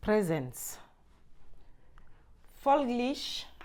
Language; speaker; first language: German; non-native, fluent; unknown